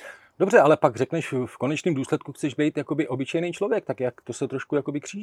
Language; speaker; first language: Czech; native; Czech